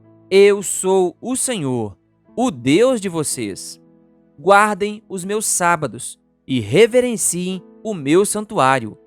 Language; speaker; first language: Portuguese; native; Portuguese